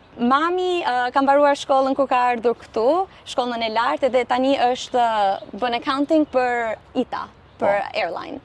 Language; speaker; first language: Albanian; early bilingual, heritage; Albanian